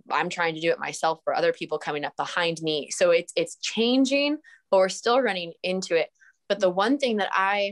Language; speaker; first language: English; native; English